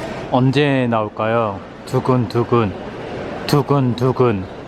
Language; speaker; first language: Korean; native; Korean